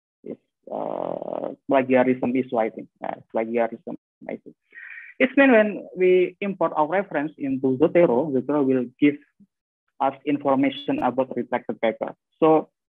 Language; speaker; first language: English; non-native, fluent; Indonesian